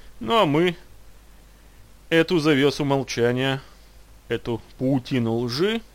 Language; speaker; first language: Russian; native; Russian